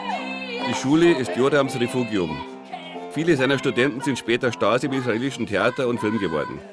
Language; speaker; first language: German; native; German